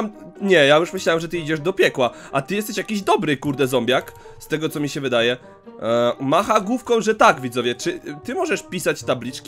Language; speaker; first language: Polish; native; Polish